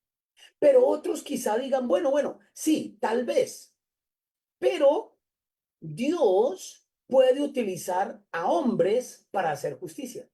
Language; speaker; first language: Spanish; native; Spanish